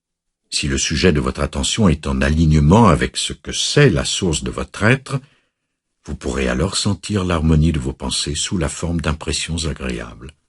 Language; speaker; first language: French; native; French